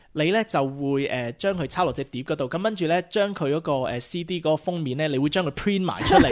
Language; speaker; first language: Cantonese; early bilingual, heritage; Cantonese